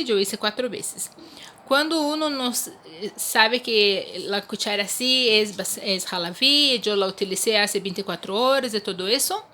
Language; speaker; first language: Spanish; non-native, fluent; Portuguese